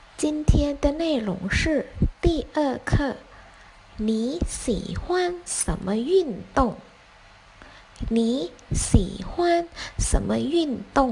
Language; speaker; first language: Chinese; non-native, fluent; Thai